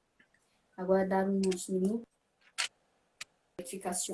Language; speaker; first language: Spanish; non-native, fluent; Portuguese